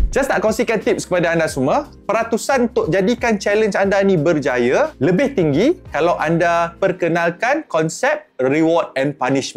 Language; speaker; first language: Malay; native; Malay